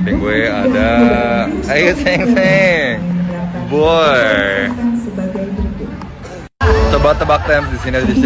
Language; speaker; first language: Indonesian; native; Indonesian